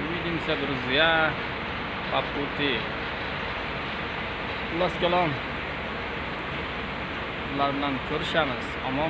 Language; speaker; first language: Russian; non-native, learner; Uzbek